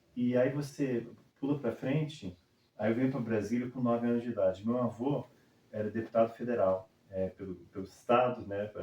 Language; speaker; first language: Portuguese; early bilingual, other home language; English